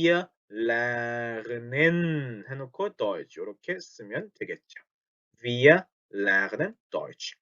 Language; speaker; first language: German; non-native, fluent; Korean